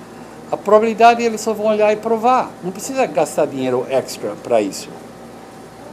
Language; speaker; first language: Portuguese; non-native, fluent; English